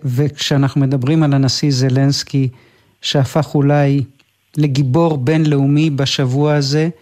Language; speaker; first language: Hebrew; native; Hebrew